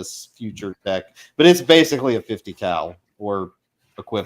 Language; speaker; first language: English; native; English